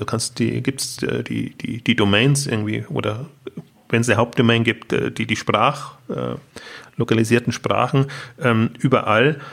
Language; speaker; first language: German; native; German